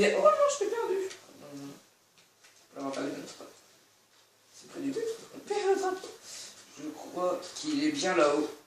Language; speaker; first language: French; native; French